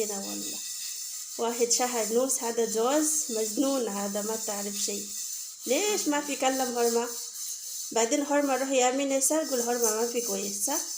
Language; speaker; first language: Arabic; non-native, learner; Bangla